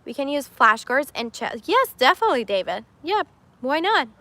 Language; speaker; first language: English; non-native, fluent; Persian